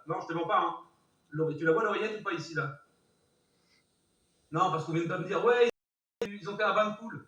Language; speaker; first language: French; native; French